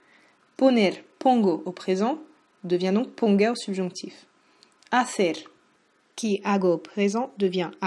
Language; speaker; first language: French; native; French